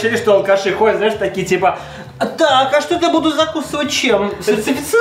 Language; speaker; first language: Russian; native; Russian